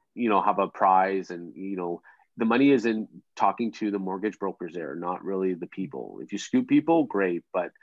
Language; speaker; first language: English; native; English